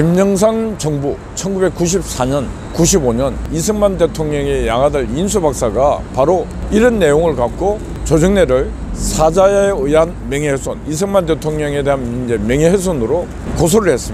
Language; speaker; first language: Korean; native; Korean